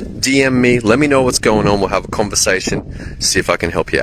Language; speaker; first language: English; native; English